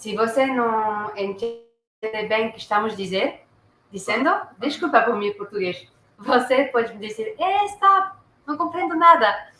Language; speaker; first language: Portuguese; non-native, learner; French